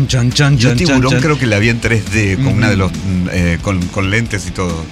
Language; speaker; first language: Spanish; native; Spanish